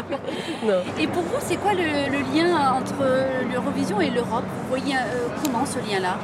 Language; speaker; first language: French; native; French